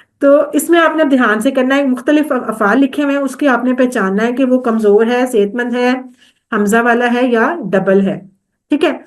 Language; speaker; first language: Urdu; native; Urdu